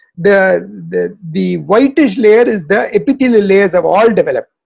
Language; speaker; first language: English; non-native, local second language; Tamil